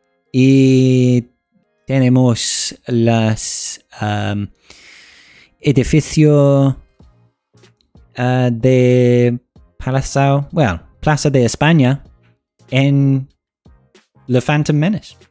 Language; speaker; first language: Spanish; non-native, learner; English